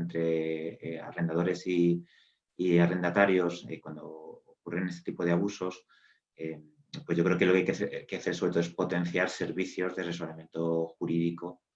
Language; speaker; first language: Spanish; native; Spanish